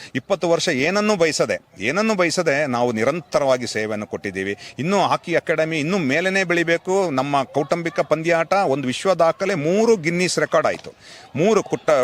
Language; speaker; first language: Kannada; non-native, local second language; Kodava